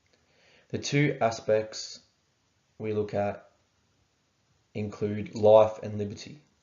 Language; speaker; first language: English; native; English